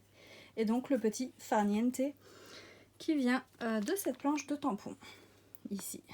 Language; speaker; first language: French; native; French